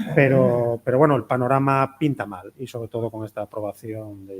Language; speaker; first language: Spanish; non-native, local second language; Galician